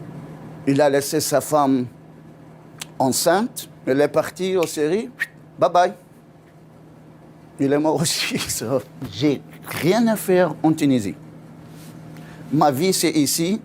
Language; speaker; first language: French; non-native, local second language; Arabic